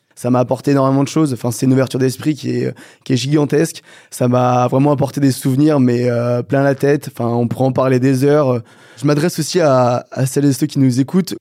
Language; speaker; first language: French; native; French